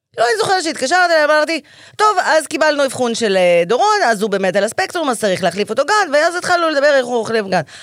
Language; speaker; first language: Hebrew; early bilingual, other home language; Russian